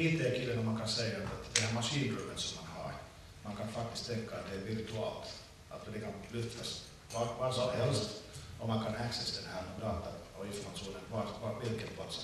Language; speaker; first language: Swedish; non-native, local second language; Finnish